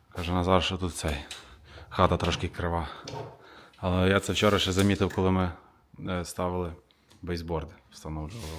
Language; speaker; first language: Ukrainian; non-native, local second language; Russian